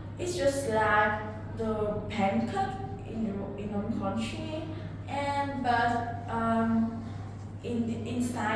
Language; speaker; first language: English; non-native, learner; Vietnamese